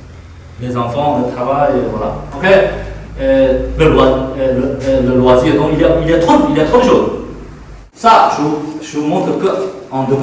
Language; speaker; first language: French; non-native, fluent; Chinese